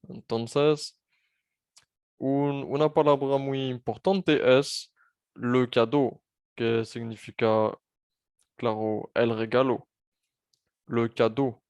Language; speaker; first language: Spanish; non-native, fluent; French